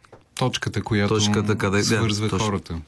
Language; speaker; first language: Bulgarian; native; Bulgarian